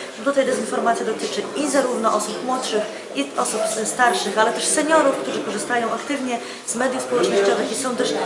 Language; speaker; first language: Polish; native; Polish